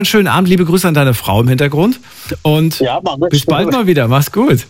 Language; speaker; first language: German; native; German